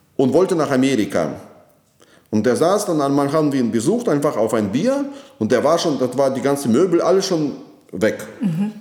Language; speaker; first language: German; non-native, fluent; Russian